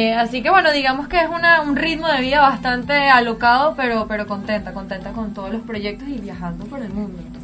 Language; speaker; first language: Spanish; native; Spanish